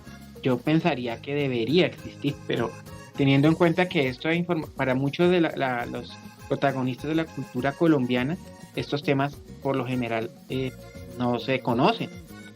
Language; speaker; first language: Spanish; native; Spanish